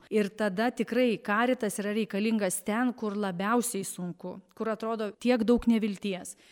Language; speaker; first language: Lithuanian; native; Lithuanian